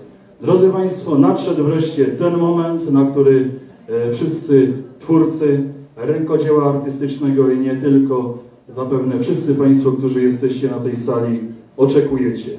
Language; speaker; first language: Polish; native; Polish